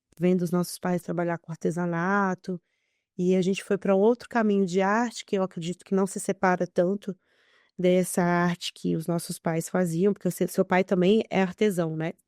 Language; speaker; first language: Portuguese; early bilingual, other home language; Spanish